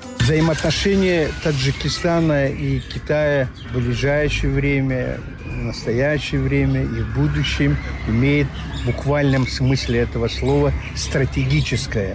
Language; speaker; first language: Russian; non-native, local second language; Tajik